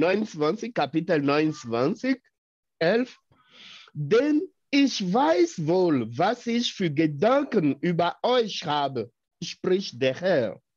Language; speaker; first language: German; non-native, fluent; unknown